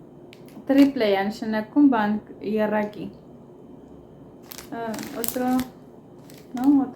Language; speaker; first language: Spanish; non-native, fluent; Armenian